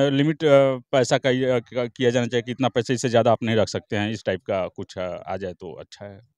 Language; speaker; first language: Hindi; native; Hindi